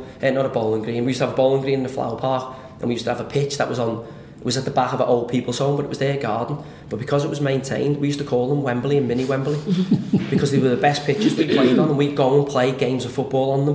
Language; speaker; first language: English; native; English